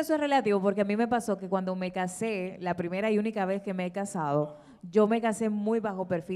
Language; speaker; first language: Spanish; native; Spanish